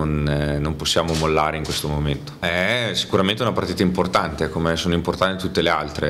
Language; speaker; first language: Italian; native; Italian